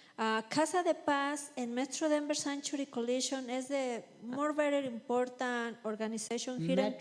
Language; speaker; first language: English; non-native, learner; Spanish